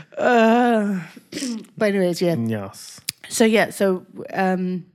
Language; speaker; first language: English; native; English